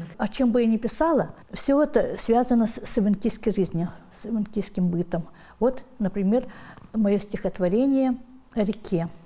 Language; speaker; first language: Russian; non-native, local second language; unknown